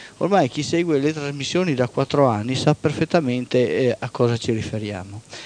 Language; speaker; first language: Italian; native; Italian